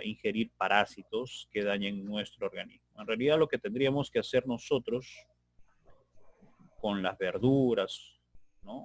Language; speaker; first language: Spanish; native; Spanish